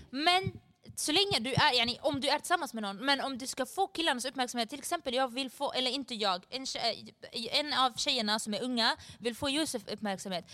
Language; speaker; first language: Swedish; early bilingual, other home language; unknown